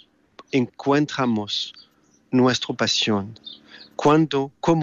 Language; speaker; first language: Spanish; non-native, fluent; French